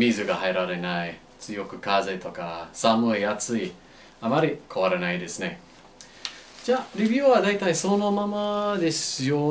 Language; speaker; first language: Japanese; non-native, fluent; English